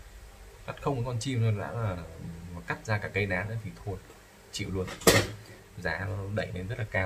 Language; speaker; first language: Vietnamese; native; Vietnamese